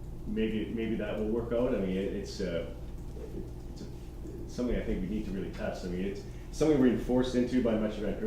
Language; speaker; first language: English; native; English